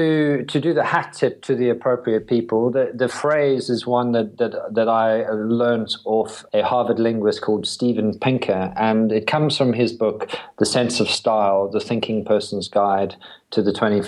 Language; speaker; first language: English; native; English